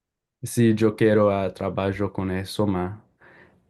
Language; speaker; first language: Spanish; non-native, learner; English